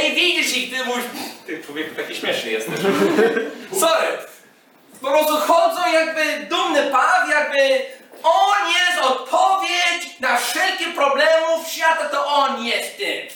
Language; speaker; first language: Polish; non-native, fluent; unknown